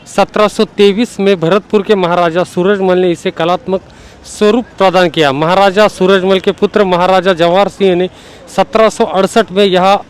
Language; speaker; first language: Hindi; non-native, local second language; Marathi